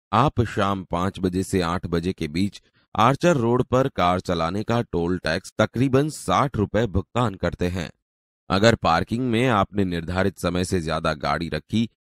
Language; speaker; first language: Hindi; non-native, local second language; Gujarati